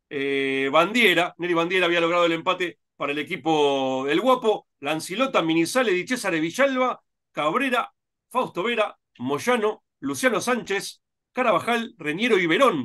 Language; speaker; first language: Spanish; native; Spanish